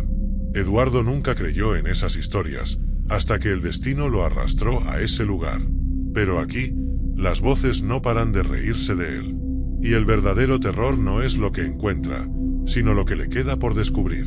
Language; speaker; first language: Spanish; native; Spanish